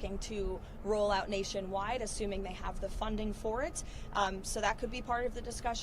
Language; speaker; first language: English; native; English